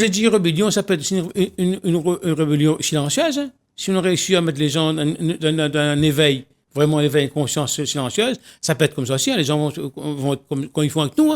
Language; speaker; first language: French; non-native, local second language; Réunion Creole French